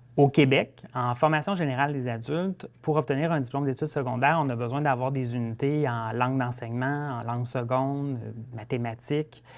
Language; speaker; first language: French; native; French